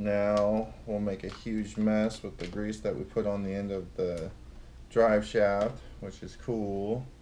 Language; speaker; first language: English; native; English